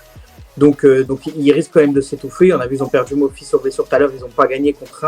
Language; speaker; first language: French; native; French